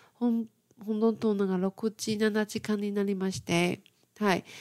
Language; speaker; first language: Japanese; non-native, fluent; Chinese